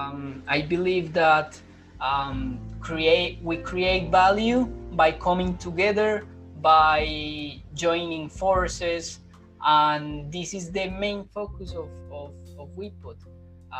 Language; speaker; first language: English; non-native, fluent; Spanish